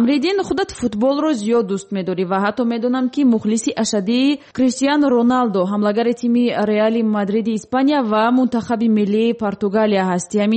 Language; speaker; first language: Tajik; native; Tajik